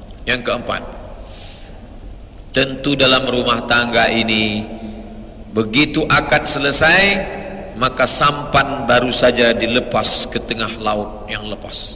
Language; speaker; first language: Indonesian; native; Indonesian